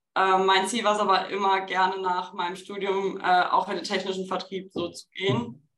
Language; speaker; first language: German; native; German